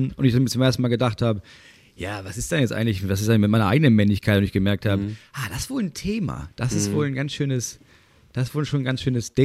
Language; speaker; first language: German; native; German